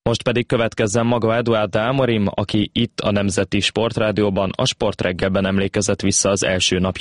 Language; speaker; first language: Hungarian; native; Hungarian